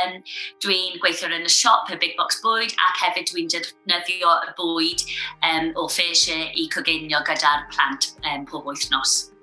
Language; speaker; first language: Welsh; non-native, local second language; English